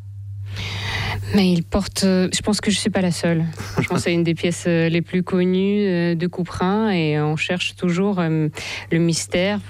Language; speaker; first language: French; non-native, fluent; Russian